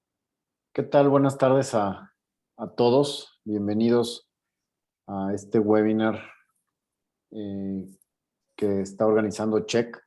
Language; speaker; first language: Spanish; native; Spanish